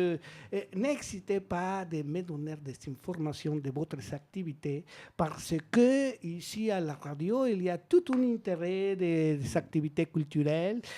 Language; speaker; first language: French; non-native, learner; Spanish